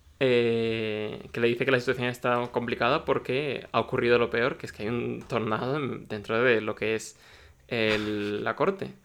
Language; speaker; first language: Spanish; early bilingual, other home language; Russian